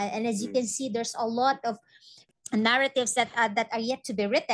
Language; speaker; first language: English; non-native, local second language; Maranao